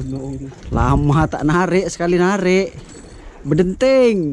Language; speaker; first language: Malay; native; Malay